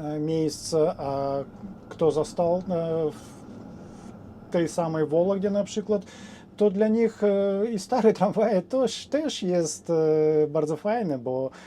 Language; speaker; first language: Polish; non-native, fluent; Russian